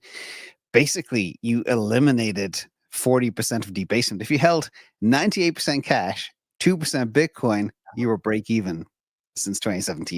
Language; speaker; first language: English; native; English